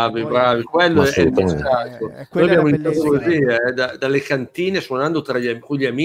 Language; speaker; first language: Italian; native; Italian